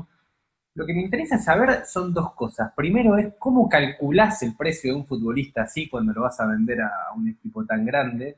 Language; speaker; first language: Spanish; native; Spanish